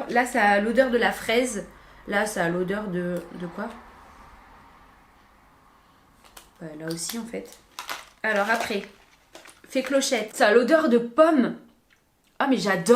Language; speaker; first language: French; native; French